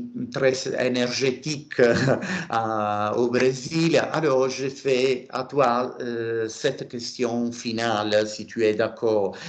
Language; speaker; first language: French; non-native, learner; Italian